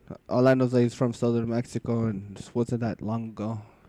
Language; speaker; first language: English; early bilingual, other home language; Spanish